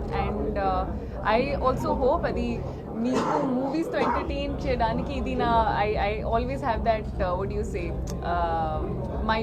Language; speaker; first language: Telugu; non-native, learner; Hindi